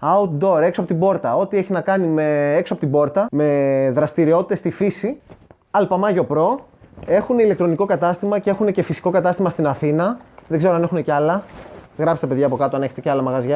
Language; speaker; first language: Greek; native; Greek